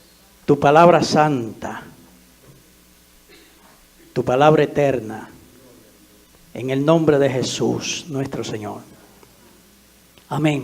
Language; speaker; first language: Spanish; native; Spanish